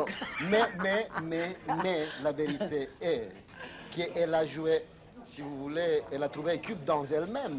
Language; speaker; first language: French; non-native, fluent; Greek